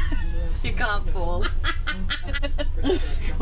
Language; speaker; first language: English; native; English